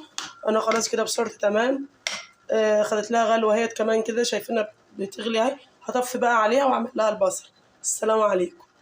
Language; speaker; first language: Arabic; native; Arabic